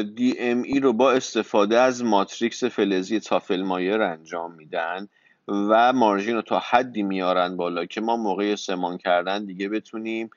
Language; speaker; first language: Persian; native; Persian